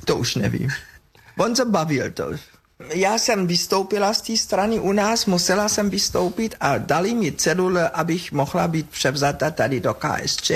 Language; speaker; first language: Czech; non-native, fluent; German